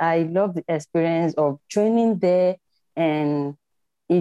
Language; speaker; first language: English; non-native, local second language; Yoruba